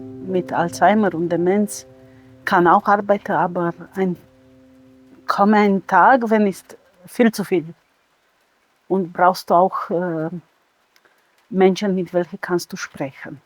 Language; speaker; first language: German; non-native, learner; Romanian